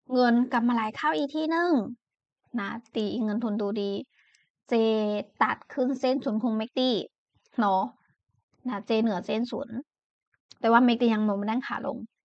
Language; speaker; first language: Thai; non-native, fluent; Chinese